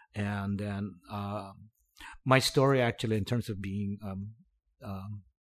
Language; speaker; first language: English; non-native, local second language; Filipino